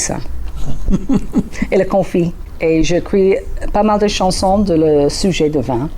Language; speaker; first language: French; non-native, learner; English